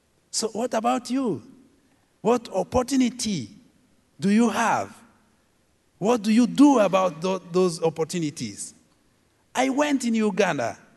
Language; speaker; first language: English; non-native, fluent; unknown